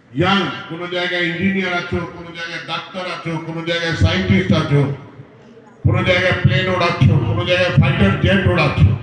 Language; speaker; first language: Bangla; non-native, local second language; Punjabi